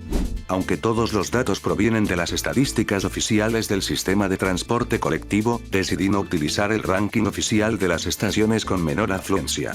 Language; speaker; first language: Spanish; native; Spanish